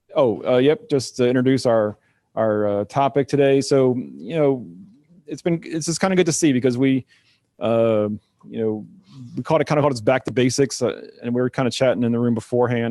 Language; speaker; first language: English; native; English